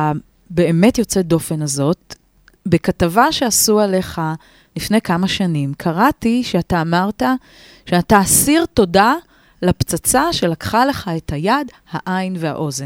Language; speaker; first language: Hebrew; native; Hebrew